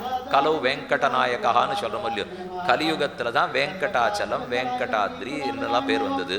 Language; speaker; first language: Tamil; native; Tamil